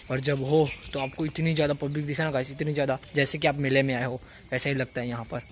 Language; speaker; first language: Hindi; non-native, local second language; Gujarati